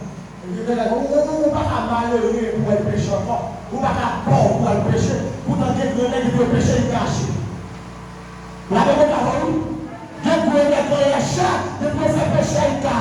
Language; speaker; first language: French; non-native, local second language; Haitian Creole